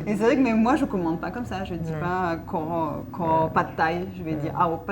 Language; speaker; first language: French; native; French